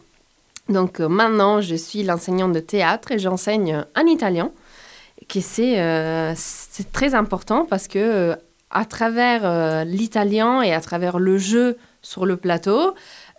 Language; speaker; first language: French; non-native, fluent; Italian